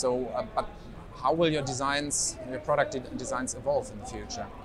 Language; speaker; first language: English; non-native, fluent; German